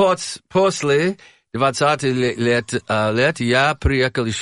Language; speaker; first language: Russian; non-native, learner; English